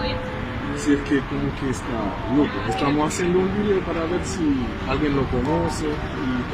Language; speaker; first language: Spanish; non-native, fluent; Haitian Creole